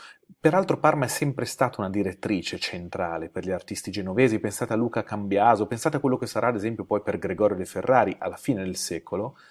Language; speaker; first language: Italian; native; Italian